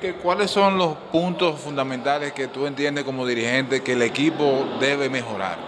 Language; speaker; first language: Spanish; native; Spanish